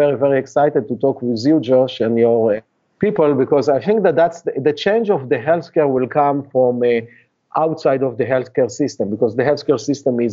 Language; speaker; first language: English; non-native, fluent; Hebrew